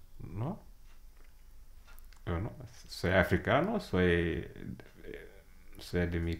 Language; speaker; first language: Spanish; non-native, fluent; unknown